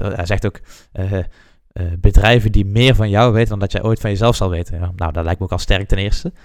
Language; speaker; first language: Dutch; native; Dutch